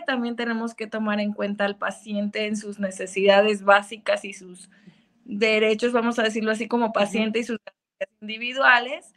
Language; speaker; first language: Spanish; native; Spanish